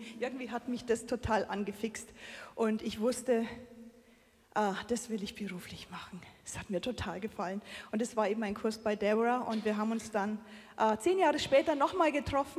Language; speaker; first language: German; native; German